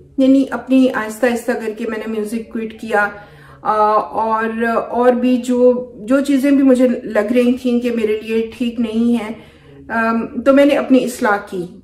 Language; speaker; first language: Urdu; native; Urdu